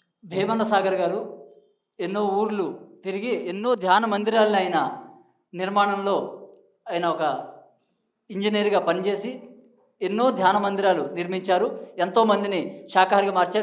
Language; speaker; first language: Telugu; native; Telugu